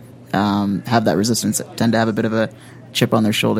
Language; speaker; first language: English; native; English